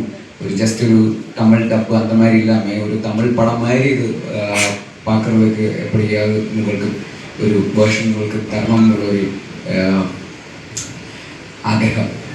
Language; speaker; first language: Tamil; non-native, local second language; Malayalam